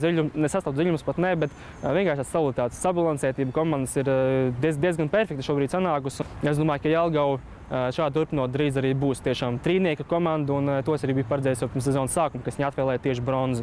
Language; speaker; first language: Latvian; native; Latvian